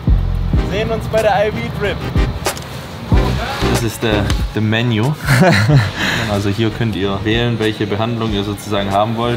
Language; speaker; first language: German; native; German